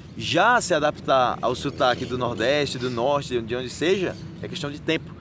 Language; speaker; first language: Portuguese; native; Portuguese